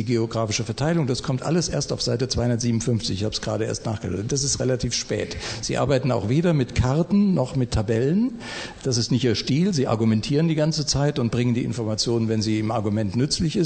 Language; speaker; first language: German; native; German